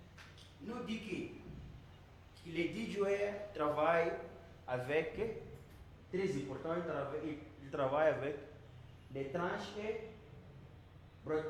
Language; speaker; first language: French; non-native, learner; Portuguese